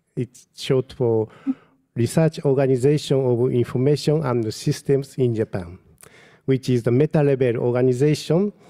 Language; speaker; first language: English; non-native, fluent; Japanese